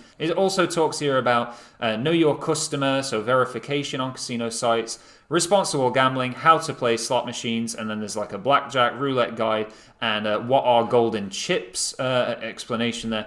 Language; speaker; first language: English; native; English